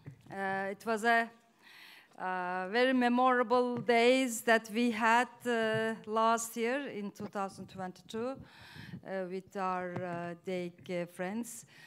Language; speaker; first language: English; non-native, fluent; Turkish